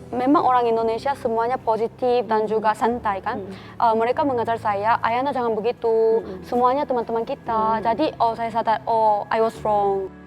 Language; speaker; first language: Indonesian; non-native, fluent; Korean